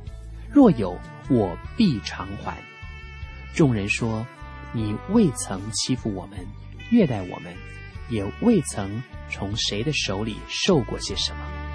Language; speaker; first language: Chinese; native; Chinese